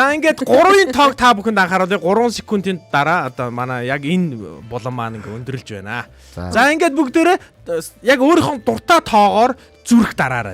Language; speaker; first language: Mongolian; native; Mongolian